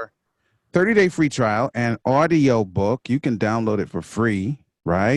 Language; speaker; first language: English; native; English